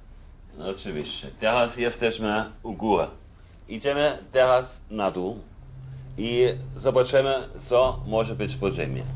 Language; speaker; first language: Polish; non-native, learner; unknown